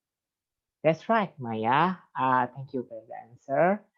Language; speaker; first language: English; non-native, fluent; Indonesian